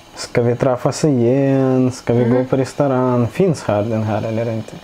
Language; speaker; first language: Swedish; non-native, learner; Russian